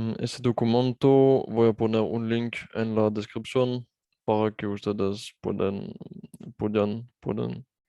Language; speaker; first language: Spanish; non-native, fluent; French